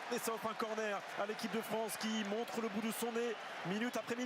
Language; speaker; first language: French; native; French